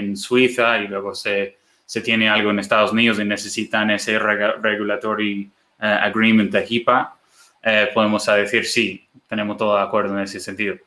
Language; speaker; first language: Spanish; non-native, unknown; English